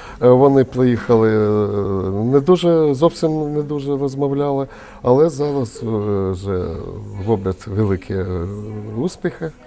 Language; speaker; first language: Ukrainian; non-native, local second language; Russian